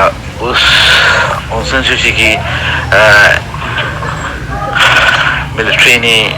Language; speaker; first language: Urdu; non-native, fluent; Rohingya